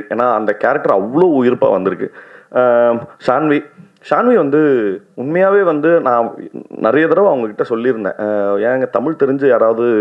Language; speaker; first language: Tamil; native; Tamil